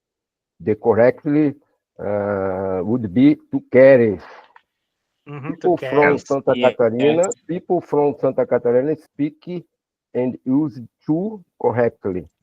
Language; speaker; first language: English; non-native, learner; Portuguese